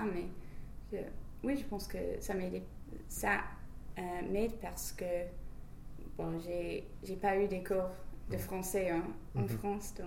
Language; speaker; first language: French; non-native, fluent; English